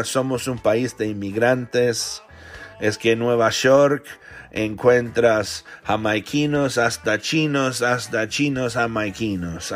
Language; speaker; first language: Spanish; non-native, fluent; English